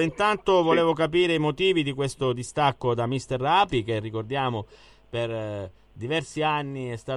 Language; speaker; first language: Italian; native; Italian